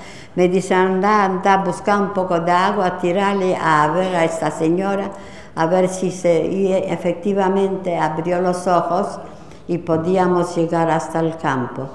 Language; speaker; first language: Spanish; non-native, fluent; Polish